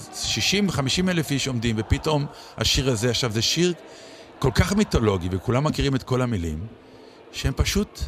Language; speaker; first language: Hebrew; native; Hebrew